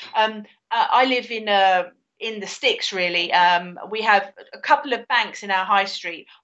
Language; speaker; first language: English; native; English